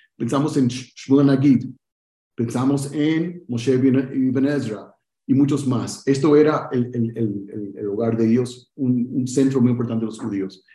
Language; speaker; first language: Spanish; early bilingual, heritage; Spanish